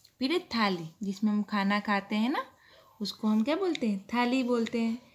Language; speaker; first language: Hindi; non-native, local second language; Gujarati